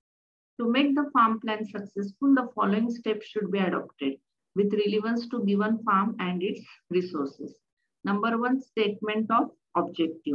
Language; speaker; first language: English; non-native, local second language; Marathi